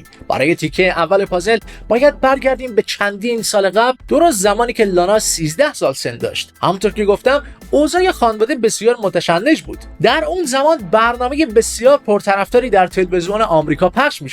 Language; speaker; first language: Persian; native; Persian